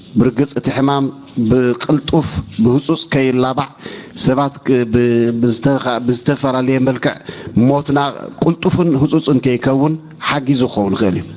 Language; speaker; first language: Tigrinya; native; Tigrinya